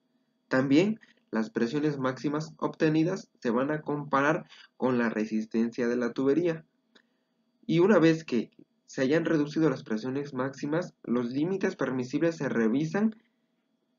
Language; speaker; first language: Spanish; native; Spanish